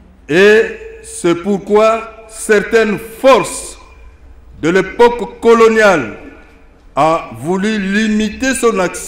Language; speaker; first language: French; non-native, local second language; Lingala